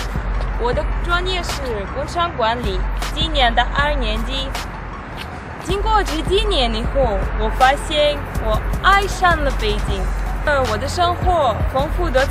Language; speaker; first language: Chinese; non-native, learner; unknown